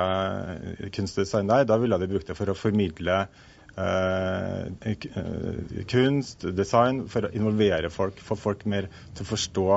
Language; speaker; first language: Norwegian; native; Norwegian